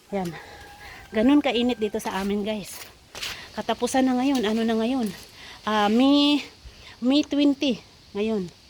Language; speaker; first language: Filipino; non-native, local second language; Cebuano